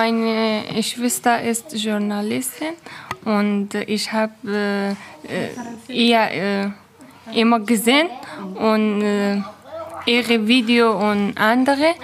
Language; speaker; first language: German; non-native, learner; Persian